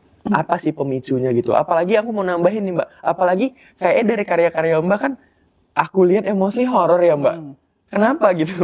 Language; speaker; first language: Indonesian; native; Indonesian